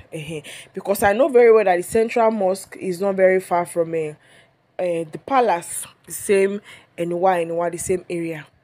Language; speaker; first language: Nigerian Pidgin; non-native, local second language; Yoruba